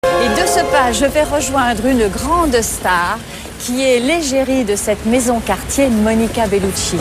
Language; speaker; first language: French; native; French